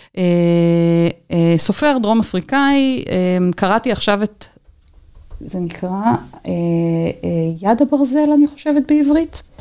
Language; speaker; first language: Hebrew; native; Hebrew